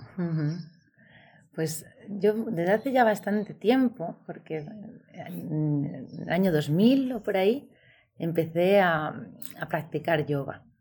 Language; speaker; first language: Spanish; native; Spanish